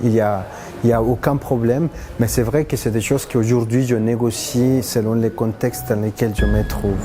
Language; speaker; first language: French; non-native, fluent; Spanish